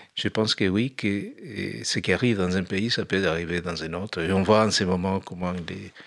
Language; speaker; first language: French; non-native, fluent; Spanish